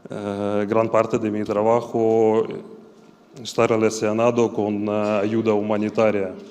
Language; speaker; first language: Spanish; non-native, fluent; Ukrainian